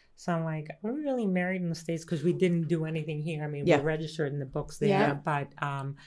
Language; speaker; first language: English; early bilingual, other home language; Greek